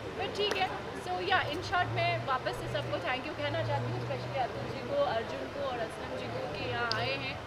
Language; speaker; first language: Hindi; non-native, local second language; Bangla